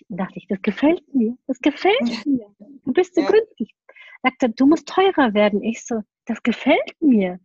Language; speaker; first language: German; native; German